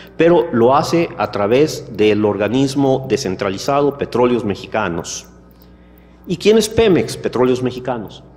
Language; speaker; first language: Spanish; native; Spanish